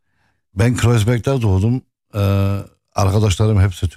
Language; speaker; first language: Turkish; non-native, fluent; Arabic